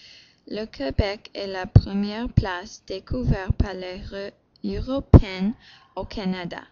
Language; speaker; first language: French; non-native, learner; English